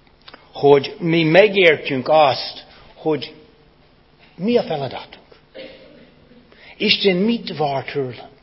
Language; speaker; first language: Hungarian; non-native, fluent; English